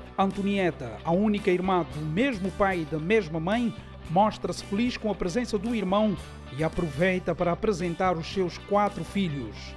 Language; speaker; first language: Portuguese; native; Portuguese